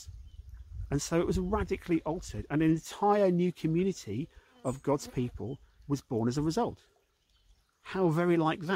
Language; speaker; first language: English; native; English